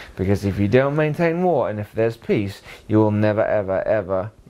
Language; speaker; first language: English; native; English